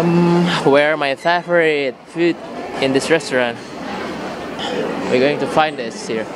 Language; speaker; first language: English; non-native, learner; Indonesian